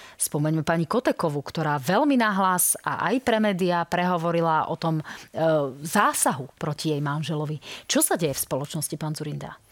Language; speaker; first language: Slovak; native; Slovak